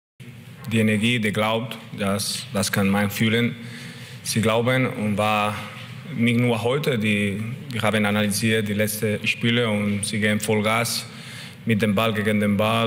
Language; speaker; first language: German; non-native, learner; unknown